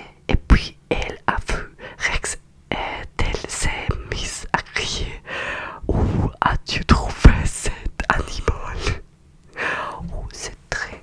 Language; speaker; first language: French; non-native, learner; Russian